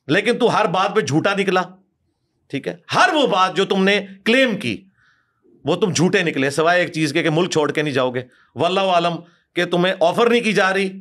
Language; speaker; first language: Urdu; non-native, local second language; Punjabi